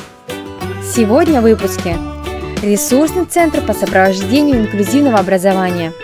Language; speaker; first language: Russian; native; Russian